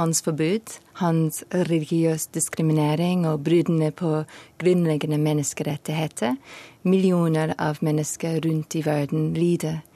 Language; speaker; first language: Norwegian; non-native, learner; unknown